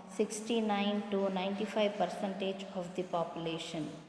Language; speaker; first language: English; non-native, local second language; Kannada